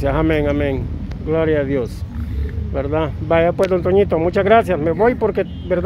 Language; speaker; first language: Spanish; native; Spanish